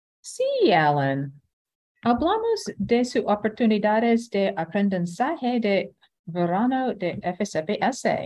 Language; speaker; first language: Spanish; non-native, fluent; English